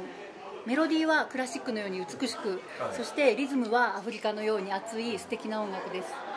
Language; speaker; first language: Japanese; native; Japanese